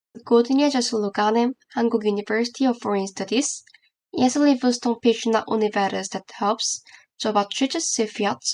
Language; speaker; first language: Polish; non-native, learner; Korean